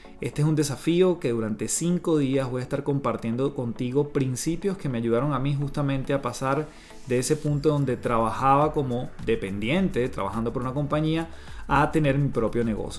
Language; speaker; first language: Spanish; native; Spanish